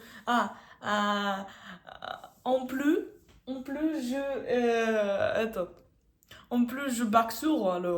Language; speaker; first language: French; non-native, learner; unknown